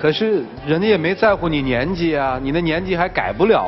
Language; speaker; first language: Chinese; native; Chinese